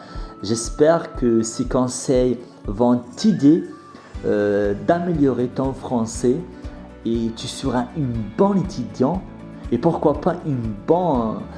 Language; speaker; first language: French; non-native, fluent; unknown